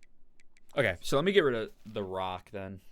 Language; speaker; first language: English; native; English